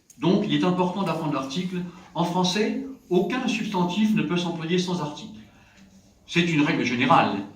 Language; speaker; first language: French; native; French